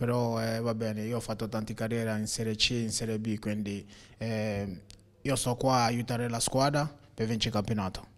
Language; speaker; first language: Italian; non-native, fluent; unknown